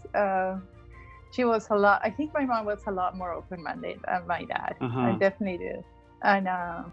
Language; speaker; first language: English; non-native, fluent; Spanish